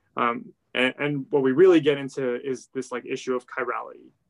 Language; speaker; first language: English; native; English